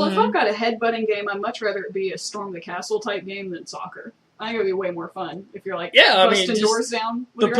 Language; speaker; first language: English; native; English